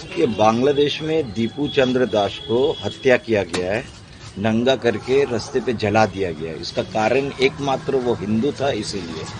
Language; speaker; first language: Hindi; non-native, local second language; Bangla